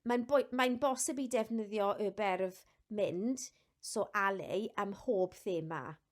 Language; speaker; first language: Welsh; non-native, local second language; English